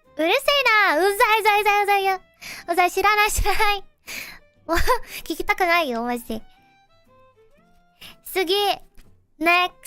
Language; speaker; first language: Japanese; non-native, learner; Indonesian